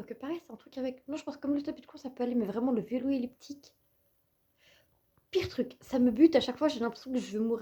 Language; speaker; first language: French; native; French